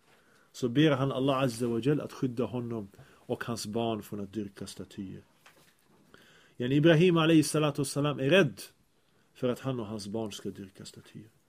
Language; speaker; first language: Swedish; early bilingual, other home language; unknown